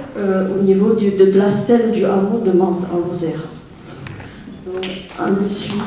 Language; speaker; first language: French; native; French